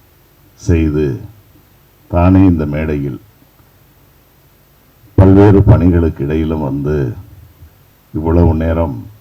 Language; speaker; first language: Tamil; native; Tamil